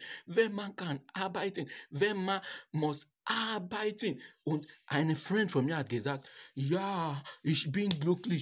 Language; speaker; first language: German; non-native, learner; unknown